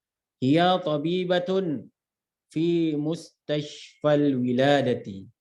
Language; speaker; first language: Arabic; non-native, fluent; Indonesian